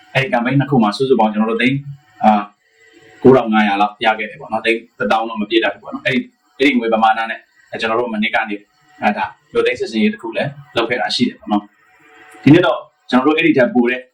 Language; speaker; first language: Burmese; native; Burmese